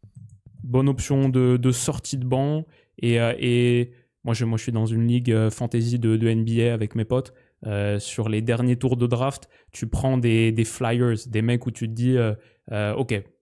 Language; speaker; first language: French; native; French